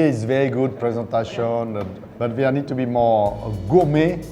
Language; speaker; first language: English; non-native, fluent; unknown